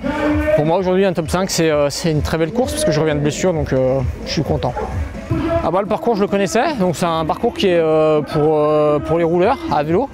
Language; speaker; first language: French; native; French